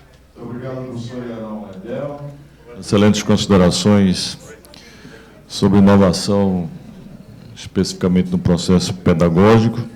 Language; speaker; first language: Portuguese; native; Portuguese